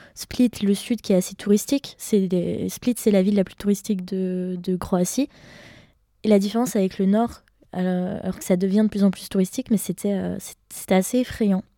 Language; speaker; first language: French; native; French